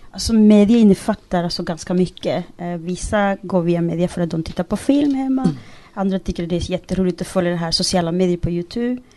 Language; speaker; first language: Swedish; native; Swedish